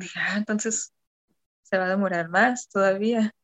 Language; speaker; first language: Spanish; non-native, fluent; German